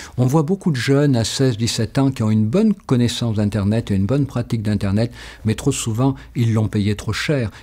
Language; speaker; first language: French; native; French